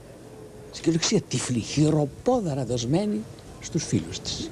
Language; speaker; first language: Greek; native; Greek